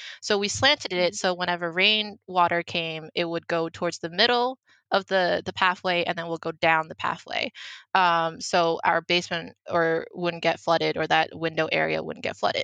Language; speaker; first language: English; early bilingual, other home language; Chinese